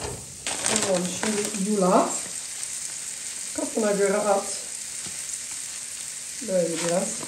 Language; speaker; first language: Turkish; early bilingual, heritage; Dutch